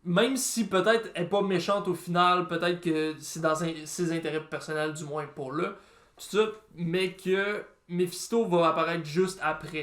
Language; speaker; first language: French; native; French